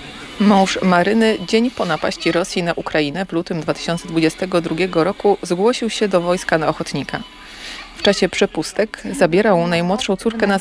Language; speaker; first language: Polish; native; Polish